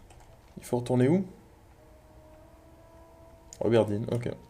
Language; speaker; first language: French; native; French